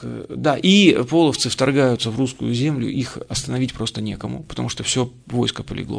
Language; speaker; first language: Russian; native; Russian